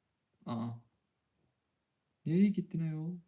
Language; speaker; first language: Turkish; non-native, fluent; Persian